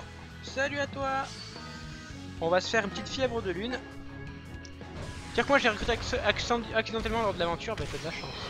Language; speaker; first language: French; native; French